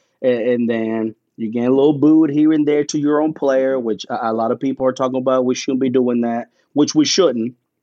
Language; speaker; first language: English; early bilingual, other home language; Spanish